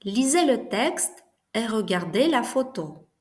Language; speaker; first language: French; non-native, fluent; Ukrainian